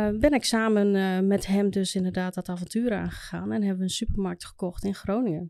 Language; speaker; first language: Dutch; native; Dutch